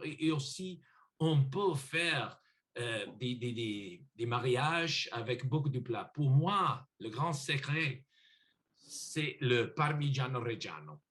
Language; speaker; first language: French; non-native, learner; English